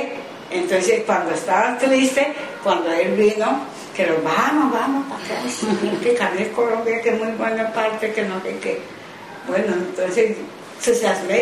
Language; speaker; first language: Spanish; non-native, learner; Japanese